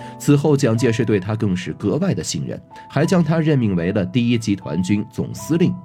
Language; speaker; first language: Chinese; native; Chinese